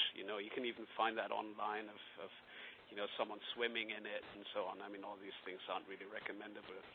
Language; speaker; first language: English; non-native, fluent; German